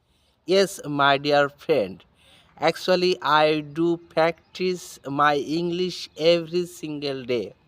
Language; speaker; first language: English; non-native, learner; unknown